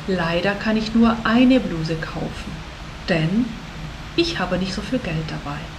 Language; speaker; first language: German; non-native, fluent; Portuguese